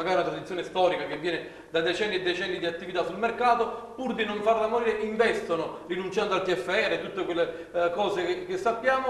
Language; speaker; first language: Italian; native; Italian